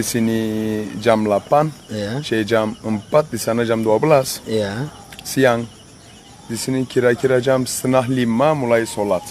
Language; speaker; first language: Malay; non-native, learner; Turkish